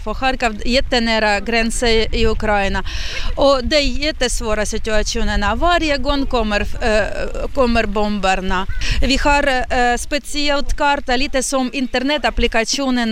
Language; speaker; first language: Swedish; non-native, learner; Ukrainian